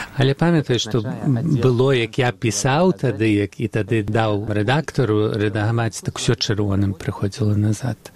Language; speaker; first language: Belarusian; early bilingual, heritage; Belarusian